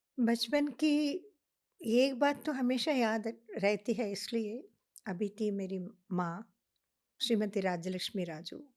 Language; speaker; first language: Hindi; non-native, local second language; Telugu